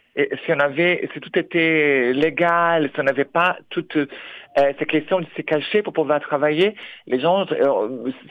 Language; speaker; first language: French; non-native, fluent; Portuguese